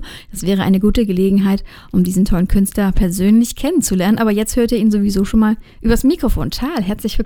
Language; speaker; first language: German; native; German